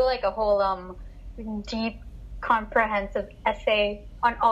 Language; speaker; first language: English; non-native, local second language; Filipino